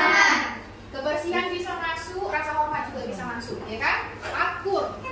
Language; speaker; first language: Indonesian; native; Indonesian